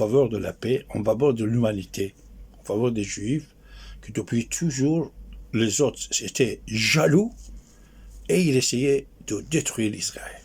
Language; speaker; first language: French; non-native, fluent; Persian